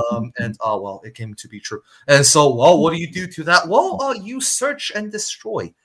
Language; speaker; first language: English; non-native, fluent; Chinese